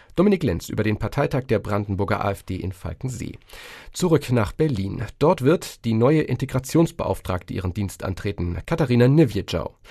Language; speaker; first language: German; native; German